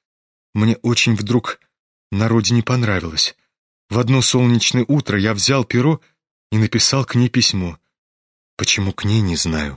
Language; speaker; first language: Russian; native; Russian